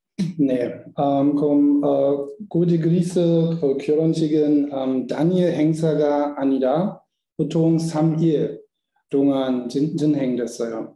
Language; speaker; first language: Korean; non-native, learner; German